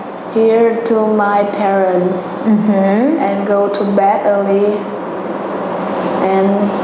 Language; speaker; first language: English; non-native, learner; Vietnamese